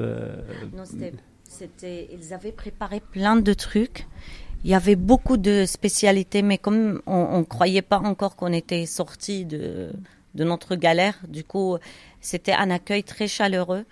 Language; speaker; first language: French; non-native, fluent; Arabic